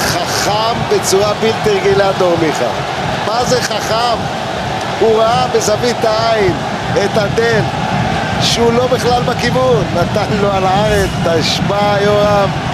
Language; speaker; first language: Hebrew; native; Hebrew